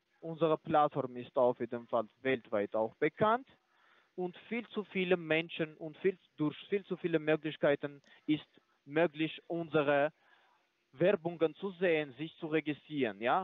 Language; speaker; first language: German; non-native, fluent; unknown